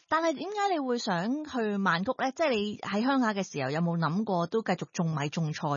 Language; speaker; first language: Cantonese; native; Cantonese